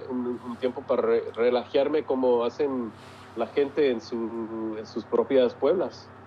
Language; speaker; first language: Spanish; early bilingual, heritage; English